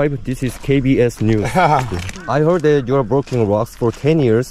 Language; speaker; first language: English; non-native, learner; Korean